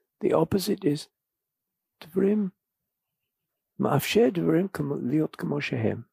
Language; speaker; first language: Hebrew; non-native, fluent; English